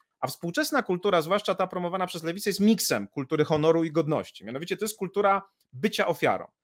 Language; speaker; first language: Polish; native; Polish